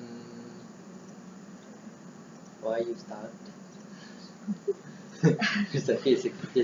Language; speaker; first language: English; non-native, learner; Malay